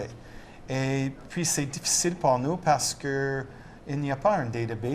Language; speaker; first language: French; non-native, local second language; English